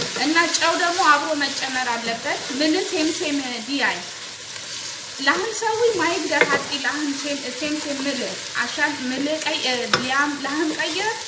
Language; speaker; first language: Arabic; non-native, learner; Amharic